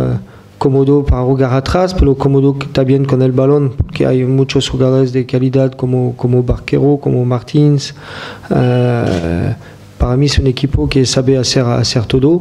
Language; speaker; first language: Spanish; non-native, fluent; French